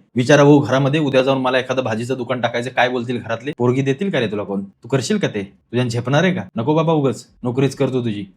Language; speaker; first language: Marathi; native; Marathi